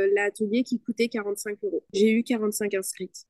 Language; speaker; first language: French; non-native, fluent; Spanish